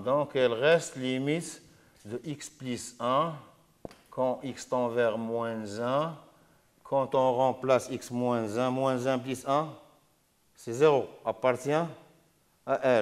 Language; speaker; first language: French; non-native, local second language; Arabic